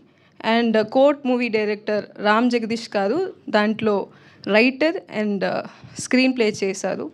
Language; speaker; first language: Telugu; non-native, local second language; Tamil